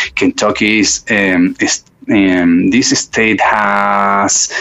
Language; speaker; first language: English; non-native, fluent; Spanish